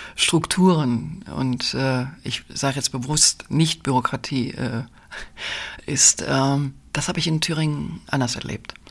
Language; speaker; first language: German; native; German